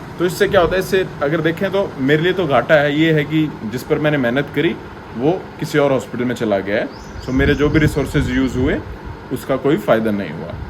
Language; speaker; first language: Hindi; native; Hindi